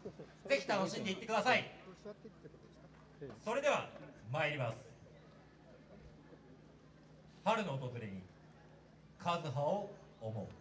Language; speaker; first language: Japanese; native; Japanese